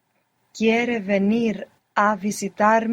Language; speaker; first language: Spanish; non-native, learner; English